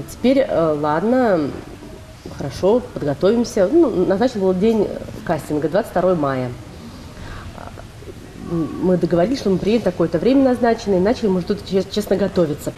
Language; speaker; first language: Russian; native; Russian